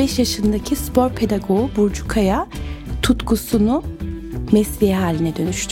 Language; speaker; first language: Turkish; early bilingual, other home language; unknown